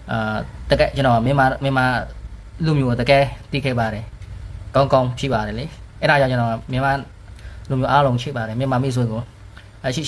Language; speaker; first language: Burmese; non-native, learner; Khmer